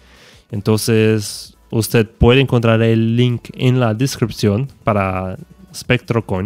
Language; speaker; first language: Spanish; non-native, fluent; Portuguese